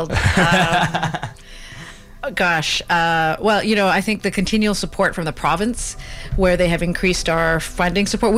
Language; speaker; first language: English; native; English